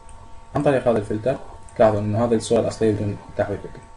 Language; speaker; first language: Arabic; native; Arabic